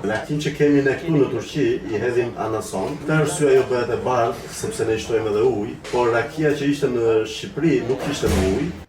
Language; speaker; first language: Albanian; early bilingual, heritage; Albanian